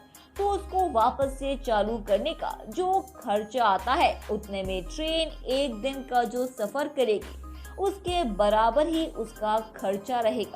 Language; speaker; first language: Hindi; native; Hindi